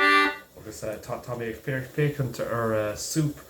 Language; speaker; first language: Irish; non-native, local second language; English